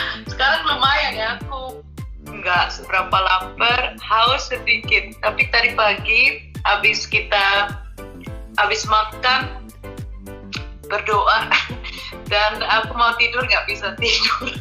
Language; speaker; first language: Indonesian; early bilingual, heritage; German